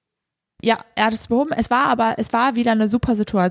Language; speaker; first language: German; native; German